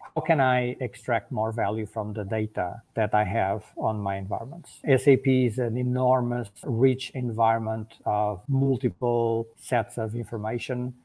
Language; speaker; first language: English; non-native, fluent; Portuguese